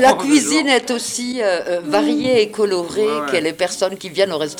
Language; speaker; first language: French; native; French